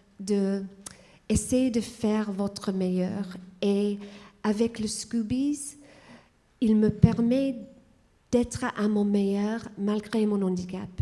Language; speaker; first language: French; non-native, fluent; English